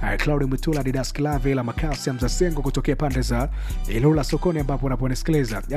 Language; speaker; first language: Swahili; native; Swahili